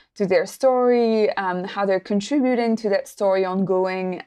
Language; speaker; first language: English; non-native, fluent; French